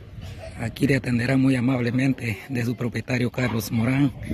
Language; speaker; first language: Spanish; native; Spanish